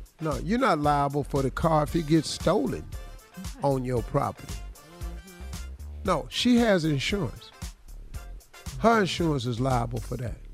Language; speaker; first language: English; native; English